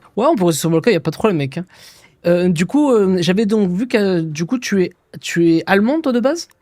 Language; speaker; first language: French; native; French